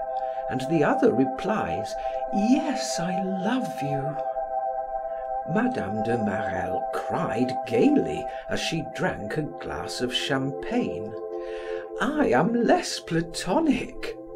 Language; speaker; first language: English; native; English